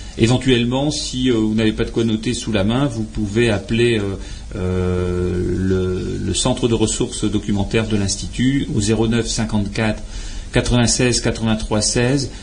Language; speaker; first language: French; native; French